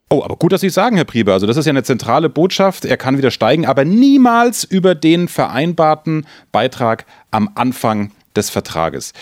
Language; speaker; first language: German; native; German